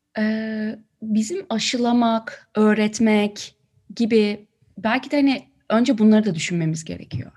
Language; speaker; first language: Turkish; native; Turkish